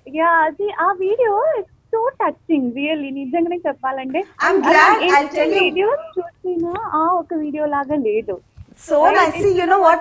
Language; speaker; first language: Telugu; non-native, local second language; Malayalam